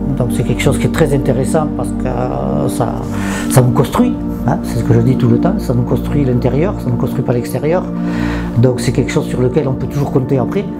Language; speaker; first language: French; native; French